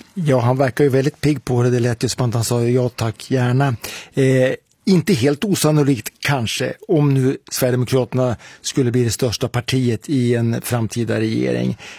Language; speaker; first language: Swedish; native; Swedish